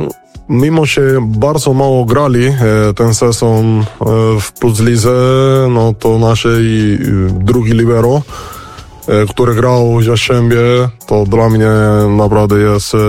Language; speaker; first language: Polish; non-native, fluent; Spanish